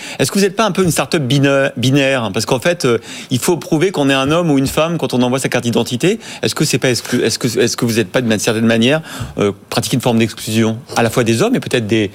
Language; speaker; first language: French; native; French